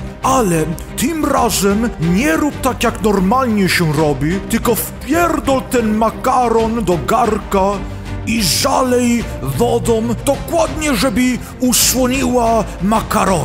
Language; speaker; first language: Polish; early bilingual, heritage; Polish